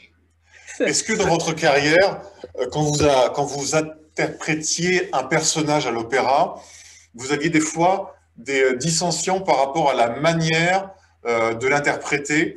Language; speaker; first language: French; native; French